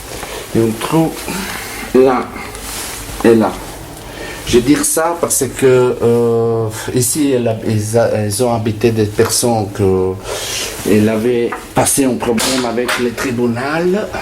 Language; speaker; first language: French; non-native, learner; Italian